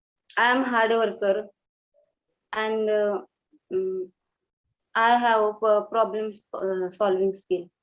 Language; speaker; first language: English; non-native, learner; Marathi